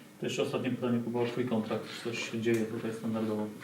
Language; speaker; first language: Polish; native; Polish